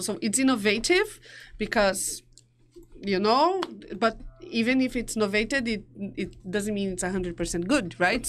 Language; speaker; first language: English; non-native, fluent; Portuguese